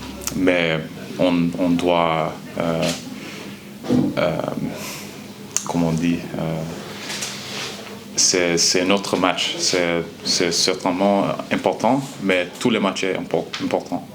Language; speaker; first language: French; non-native, learner; Swedish